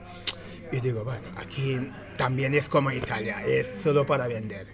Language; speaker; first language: Spanish; non-native, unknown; Wolof